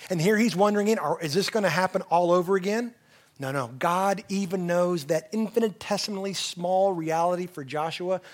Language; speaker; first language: English; native; English